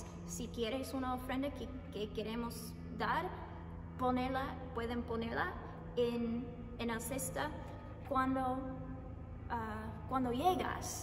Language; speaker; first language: Spanish; non-native, learner; English